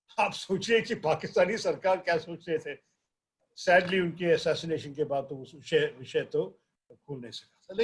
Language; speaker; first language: Hindi; non-native, local second language; Malayalam